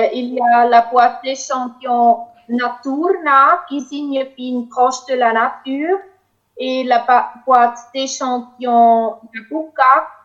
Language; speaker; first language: French; non-native, local second language; German